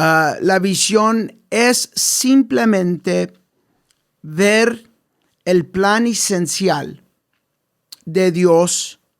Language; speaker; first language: Spanish; early bilingual, heritage; English